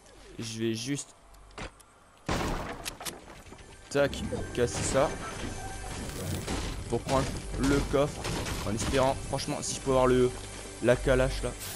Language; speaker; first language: French; native; French